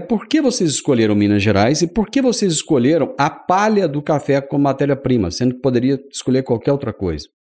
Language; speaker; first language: Portuguese; native; Portuguese